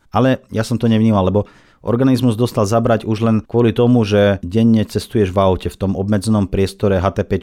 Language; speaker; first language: Slovak; non-native, fluent; Russian